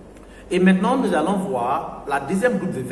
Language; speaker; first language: French; non-native, fluent; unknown